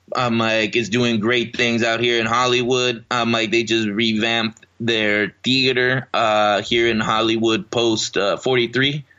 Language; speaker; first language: English; native; English